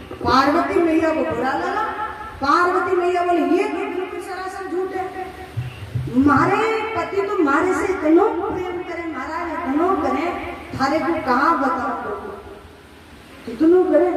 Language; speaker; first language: Hindi; native; Hindi